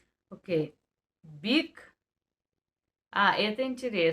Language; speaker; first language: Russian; non-native, fluent; Bulgarian